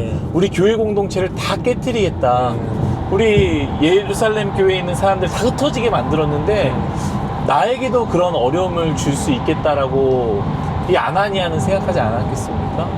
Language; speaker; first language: Korean; native; Korean